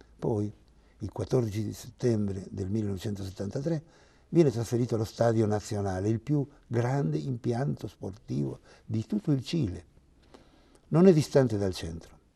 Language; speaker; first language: Italian; non-native, fluent; Spanish